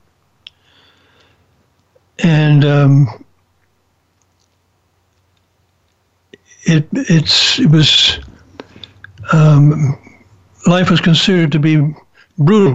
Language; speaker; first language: English; native; English